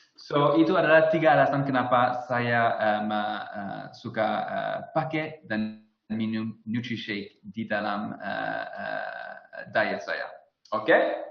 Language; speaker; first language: Indonesian; non-native, fluent; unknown